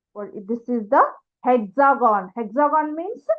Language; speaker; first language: English; non-native, local second language; Kannada